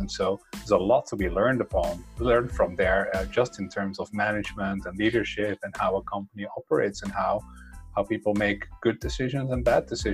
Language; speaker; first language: English; non-native, fluent; Dutch